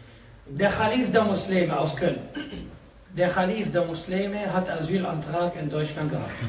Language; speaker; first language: German; non-native, fluent; Arabic